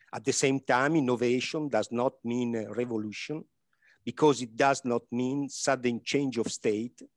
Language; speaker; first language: English; non-native, learner; Italian